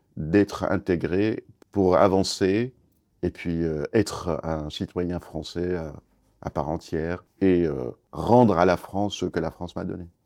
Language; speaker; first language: French; non-native, fluent; Kurdish